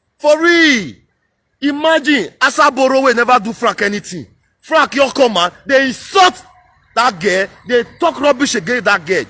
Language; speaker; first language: Nigerian Pidgin; non-native, local second language; Bini